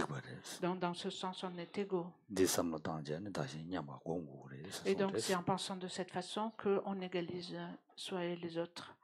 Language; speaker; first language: French; native; French